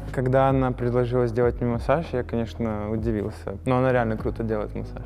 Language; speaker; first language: Russian; early bilingual, other home language; Spanish